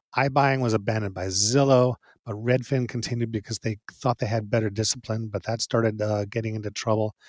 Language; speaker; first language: English; native; English